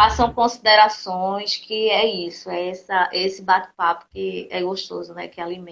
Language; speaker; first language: Portuguese; native; Portuguese